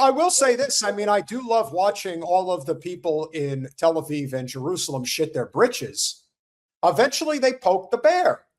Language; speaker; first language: English; native; English